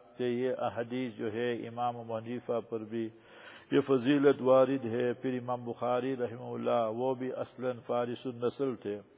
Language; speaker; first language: Urdu; non-native, local second language; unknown